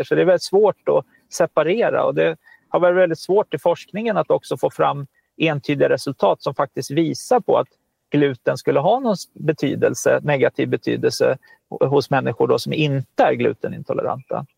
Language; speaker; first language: Swedish; native; Swedish